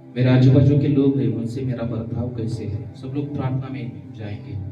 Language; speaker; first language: Hindi; non-native, local second language; Marathi